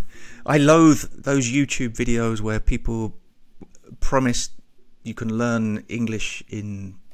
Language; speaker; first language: English; native; English